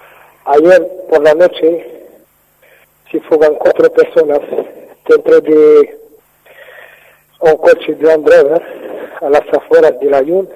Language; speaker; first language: Spanish; non-native, fluent; Arabic